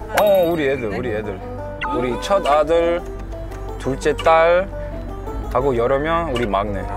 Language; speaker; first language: Korean; non-native, learner; English